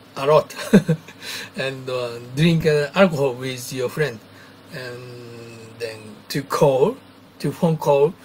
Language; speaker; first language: English; non-native, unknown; Japanese